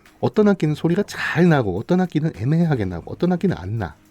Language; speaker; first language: Korean; native; Korean